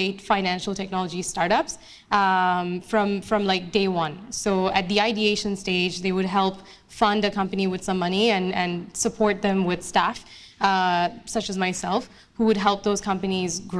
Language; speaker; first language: English; non-native, local second language; Bangla